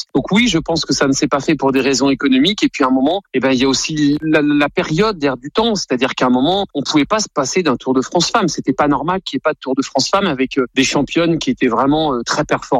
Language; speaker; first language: French; native; French